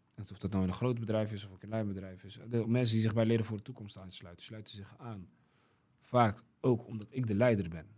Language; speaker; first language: Dutch; early bilingual, other home language; Riffian